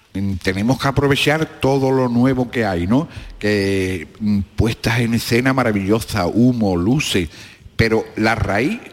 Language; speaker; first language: Spanish; native; Spanish